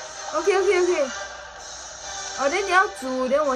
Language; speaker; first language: Chinese; non-native, local second language; English